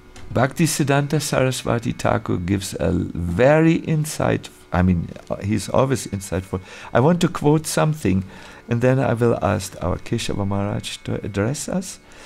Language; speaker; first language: English; non-native, fluent; German